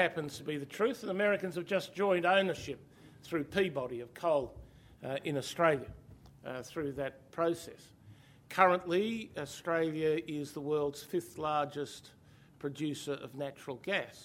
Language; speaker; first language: English; native; English